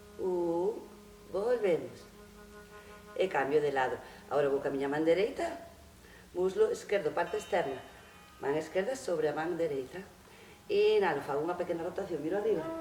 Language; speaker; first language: Galician; non-native, local second language; Spanish